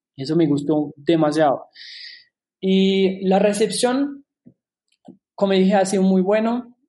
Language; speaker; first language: Spanish; non-native, fluent; German